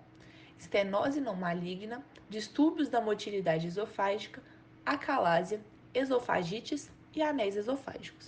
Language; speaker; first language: Portuguese; native; Portuguese